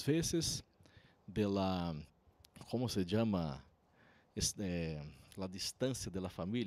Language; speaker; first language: Spanish; non-native, learner; Portuguese